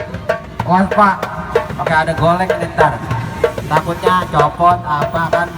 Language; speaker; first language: Indonesian; native; Indonesian